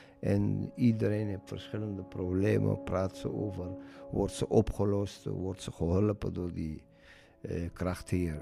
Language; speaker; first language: Dutch; non-native, learner; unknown